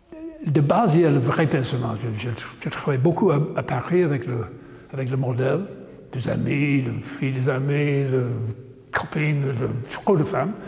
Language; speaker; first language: French; non-native, fluent; English